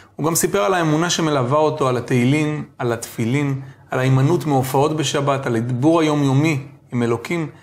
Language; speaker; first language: Hebrew; native; Hebrew